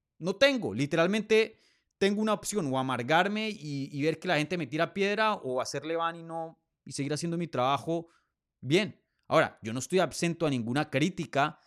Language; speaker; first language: Spanish; native; Spanish